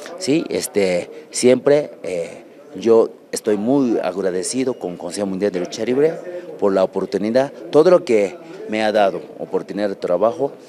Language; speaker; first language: Spanish; non-native, learner; Japanese